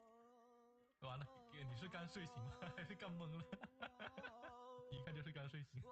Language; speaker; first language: Chinese; native; Chinese